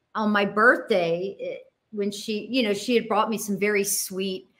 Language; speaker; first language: English; native; English